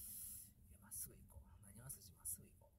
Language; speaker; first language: Japanese; native; Japanese